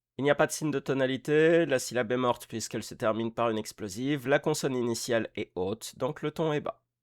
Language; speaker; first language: French; native; French